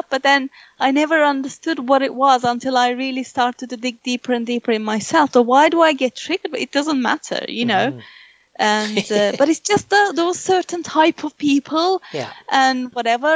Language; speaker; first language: English; non-native, fluent; Turkish